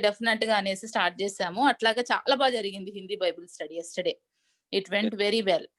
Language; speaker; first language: Telugu; native; Telugu